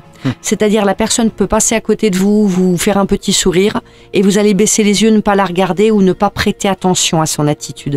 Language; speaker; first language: French; native; French